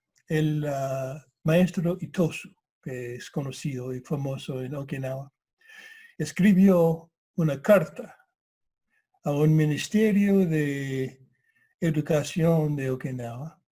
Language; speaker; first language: Spanish; non-native, fluent; English